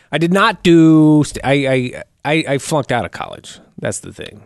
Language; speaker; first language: English; native; English